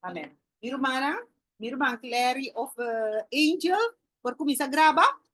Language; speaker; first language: Portuguese; non-native, learner; Papiamento